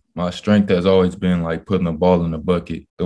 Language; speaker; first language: English; native; English